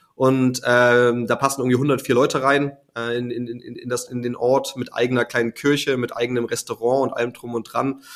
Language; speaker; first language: German; native; German